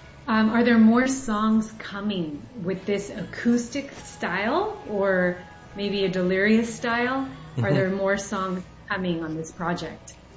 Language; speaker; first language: English; early bilingual, other home language; Spanish